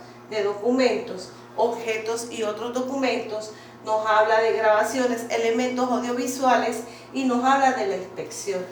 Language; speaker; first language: Spanish; native; Spanish